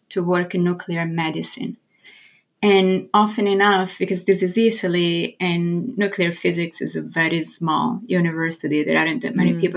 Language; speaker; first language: English; non-native, fluent; Italian